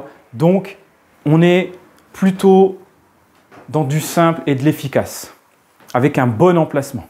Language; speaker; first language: French; native; French